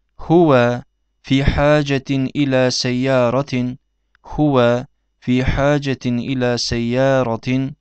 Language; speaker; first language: Arabic; non-native, fluent; Turkish